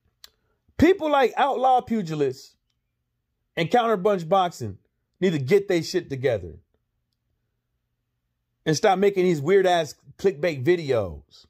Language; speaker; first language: English; native; English